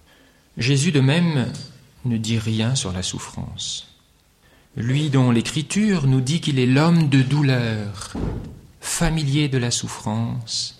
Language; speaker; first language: French; native; French